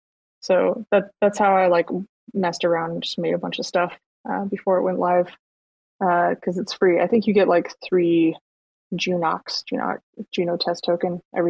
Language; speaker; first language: English; native; English